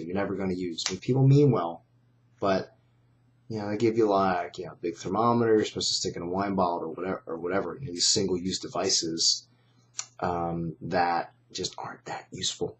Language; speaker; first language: English; native; English